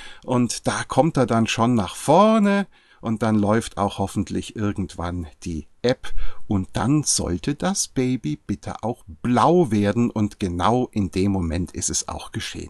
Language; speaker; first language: German; native; German